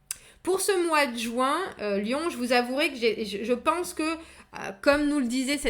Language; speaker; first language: French; native; French